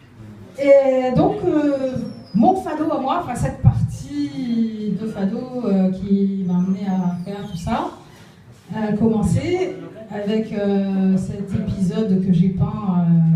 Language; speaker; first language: French; native; French